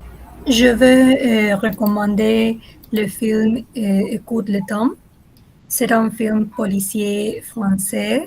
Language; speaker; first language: French; non-native, learner; Spanish